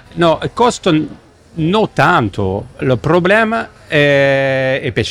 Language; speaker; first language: Italian; non-native, learner; French